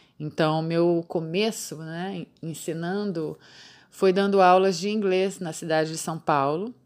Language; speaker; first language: Portuguese; native; Portuguese